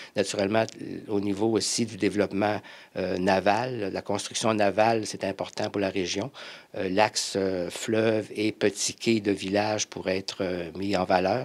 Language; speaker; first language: French; native; French